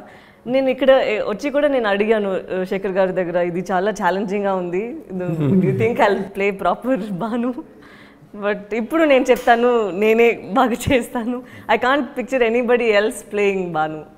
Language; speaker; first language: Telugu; non-native, local second language; Tamil